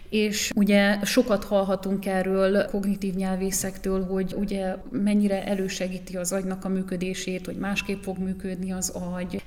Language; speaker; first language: Hungarian; native; Hungarian